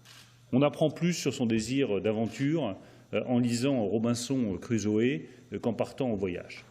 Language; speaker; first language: French; native; French